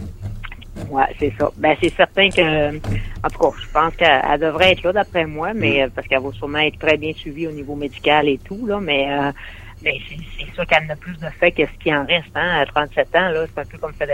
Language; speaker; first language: French; native; French